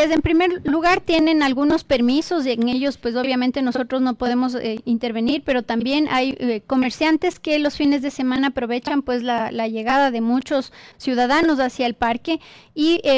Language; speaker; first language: Spanish; native; Spanish